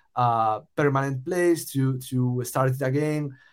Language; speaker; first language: English; non-native, fluent; Spanish